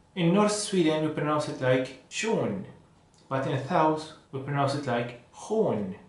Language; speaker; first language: English; non-native, fluent; Arabic